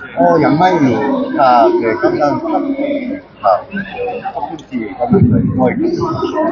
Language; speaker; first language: Thai; non-native, fluent; Korean